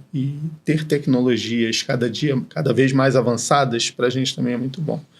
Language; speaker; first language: Portuguese; native; Portuguese